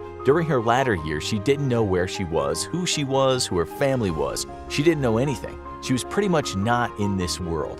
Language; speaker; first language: English; native; English